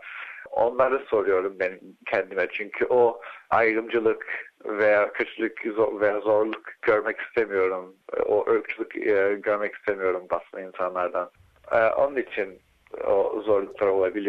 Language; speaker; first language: Turkish; early bilingual, heritage; Turkish